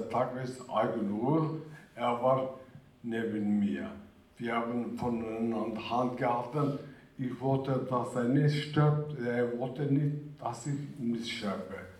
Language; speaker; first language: German; early bilingual, other home language; Turkish